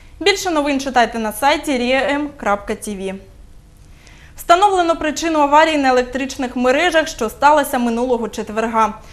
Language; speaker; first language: Ukrainian; native; Ukrainian